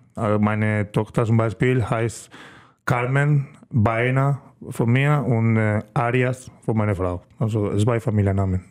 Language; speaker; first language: German; non-native, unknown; Spanish